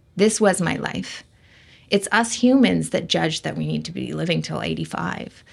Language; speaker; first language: English; native; English